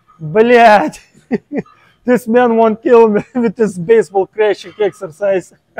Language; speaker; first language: English; non-native, learner; Lithuanian